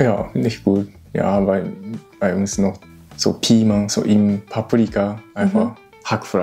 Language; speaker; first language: German; non-native, learner; Japanese